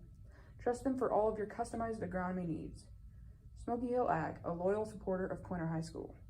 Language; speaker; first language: English; native; English